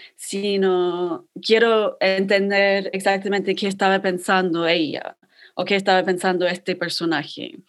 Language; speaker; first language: Spanish; non-native, fluent; English